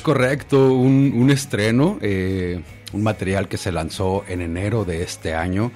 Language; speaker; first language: Spanish; native; Spanish